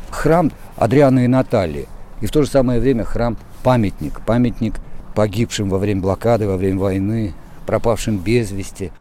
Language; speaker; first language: Russian; native; Russian